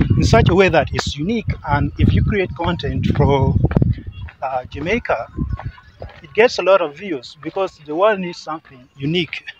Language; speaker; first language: English; non-native, local second language; Acoli